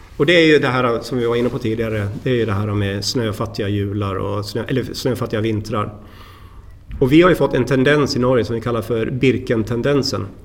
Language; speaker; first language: Swedish; native; Swedish